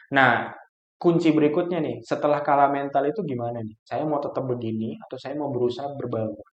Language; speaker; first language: Indonesian; native; Indonesian